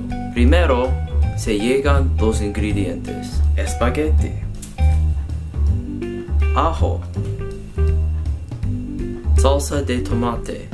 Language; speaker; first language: Spanish; non-native, learner; English